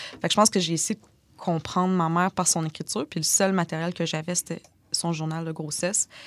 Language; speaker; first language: French; native; French